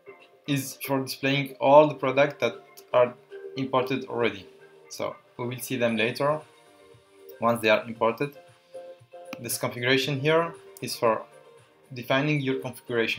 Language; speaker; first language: English; non-native, fluent; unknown